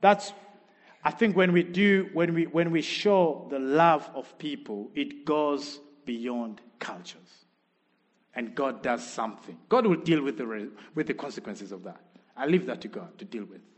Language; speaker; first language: English; non-native, local second language; Shona